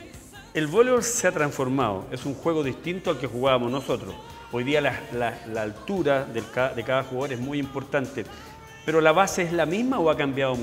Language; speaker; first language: Spanish; native; Spanish